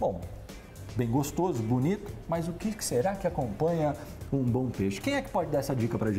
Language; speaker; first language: Portuguese; native; Portuguese